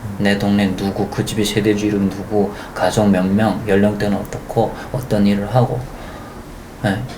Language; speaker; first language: Korean; native; Korean